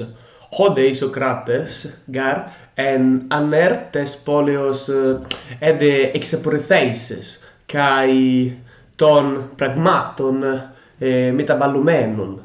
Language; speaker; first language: Greek; non-native, learner; Italian